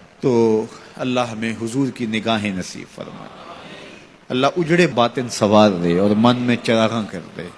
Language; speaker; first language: Urdu; non-native, local second language; Punjabi